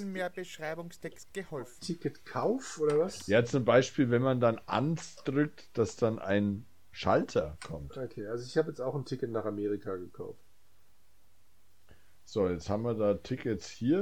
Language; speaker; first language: German; native; German